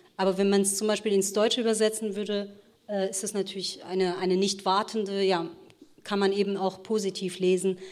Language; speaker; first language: German; early bilingual, other home language; Kurdish